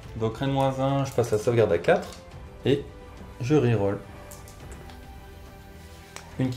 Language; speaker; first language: French; native; French